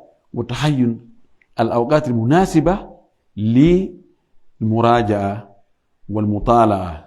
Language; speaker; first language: Arabic; non-native, fluent; Fula